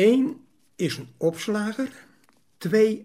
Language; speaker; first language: German; non-native, learner; Dutch